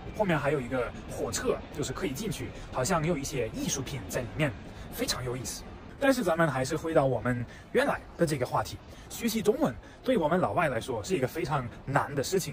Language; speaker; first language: Chinese; non-native, fluent; German